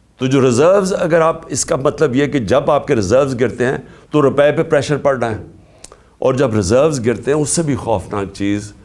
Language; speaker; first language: Urdu; native; Urdu